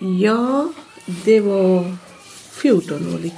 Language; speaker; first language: Swedish; non-native, learner; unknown